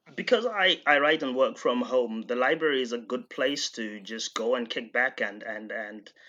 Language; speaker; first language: English; non-native, local second language; Shona